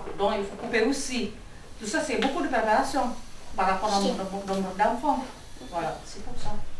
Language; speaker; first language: French; non-native, fluent; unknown